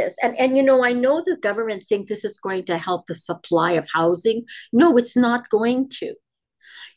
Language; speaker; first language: English; native; English